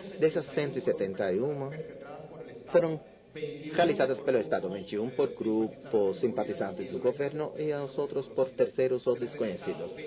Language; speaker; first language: Portuguese; non-native, fluent; Spanish